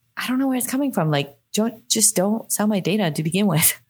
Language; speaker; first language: English; non-native, local second language; Cantonese